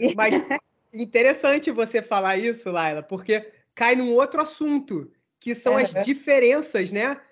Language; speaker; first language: Portuguese; native; Portuguese